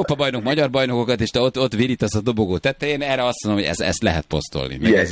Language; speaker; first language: Hungarian; native; Hungarian